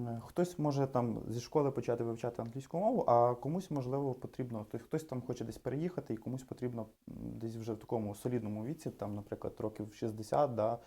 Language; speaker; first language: Ukrainian; native; Ukrainian